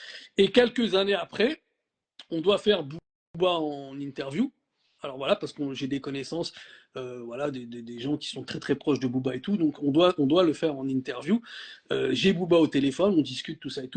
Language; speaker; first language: French; native; French